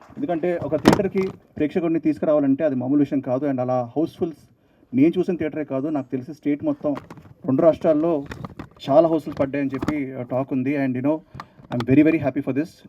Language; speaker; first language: Telugu; native; Telugu